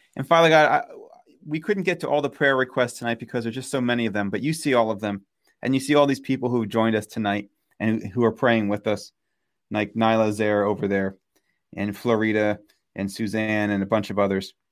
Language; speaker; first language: English; native; English